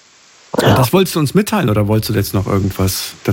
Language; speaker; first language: German; native; German